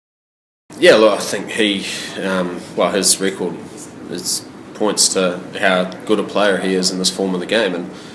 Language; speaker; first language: English; native; English